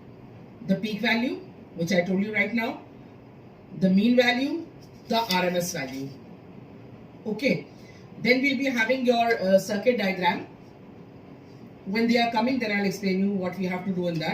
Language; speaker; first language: English; non-native, local second language; Hindi